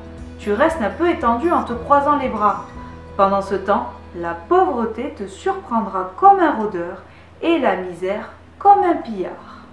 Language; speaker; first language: French; native; French